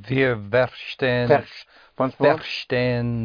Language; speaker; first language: German; non-native, learner; English